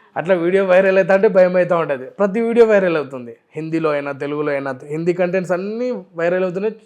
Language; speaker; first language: Telugu; non-native, local second language; Urdu